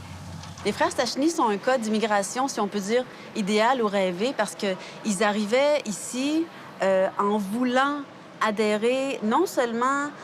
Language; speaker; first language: French; native; French